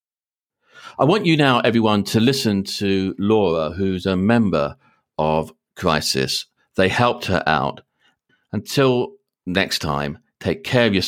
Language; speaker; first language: English; native; English